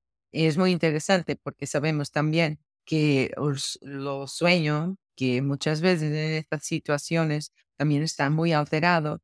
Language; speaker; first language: Spanish; non-native, fluent; Portuguese